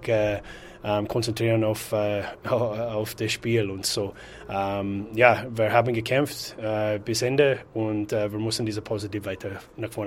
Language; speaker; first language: German; non-native, learner; English